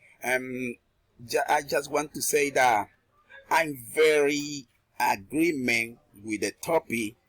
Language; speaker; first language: English; non-native, learner; Spanish